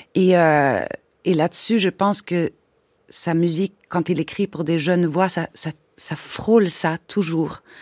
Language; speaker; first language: French; non-native, fluent; Swedish